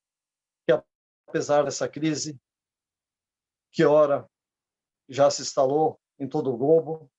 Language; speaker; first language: Portuguese; native; Portuguese